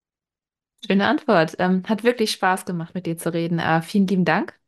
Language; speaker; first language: German; native; German